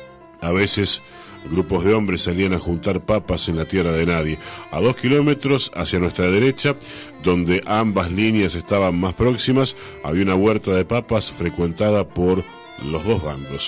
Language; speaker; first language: Spanish; native; Spanish